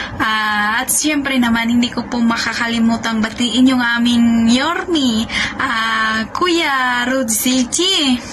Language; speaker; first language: Filipino; non-native, local second language; Hiligaynon